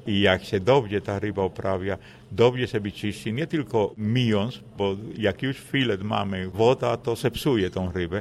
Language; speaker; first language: Polish; non-native, fluent; Spanish